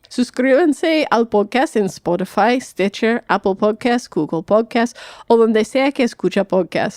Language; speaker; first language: Spanish; non-native, fluent; English